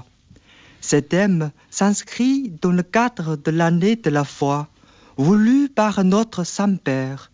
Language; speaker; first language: French; non-native, fluent; Chinese